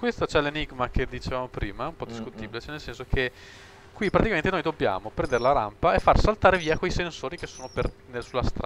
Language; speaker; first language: Italian; native; Italian